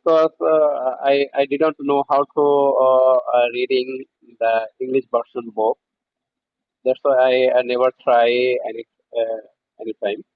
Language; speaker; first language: English; non-native, learner; Bangla